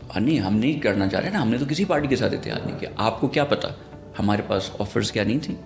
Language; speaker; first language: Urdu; native; Urdu